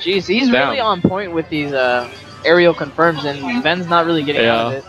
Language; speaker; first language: English; native; English